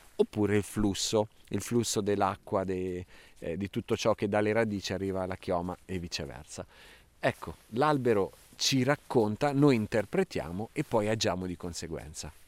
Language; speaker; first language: Italian; native; Italian